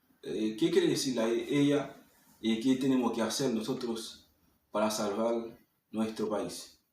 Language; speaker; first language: Spanish; non-native, fluent; Haitian Creole